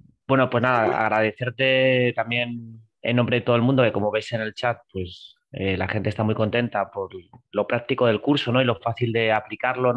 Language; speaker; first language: Spanish; native; Spanish